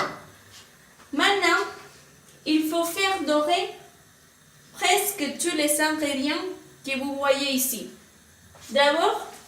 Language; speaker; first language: French; non-native, learner; Spanish